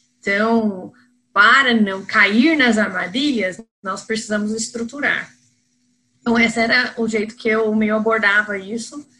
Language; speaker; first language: Portuguese; non-native, fluent; English